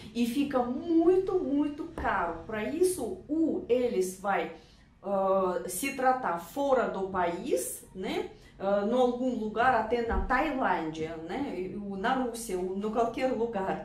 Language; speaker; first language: Portuguese; non-native, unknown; Russian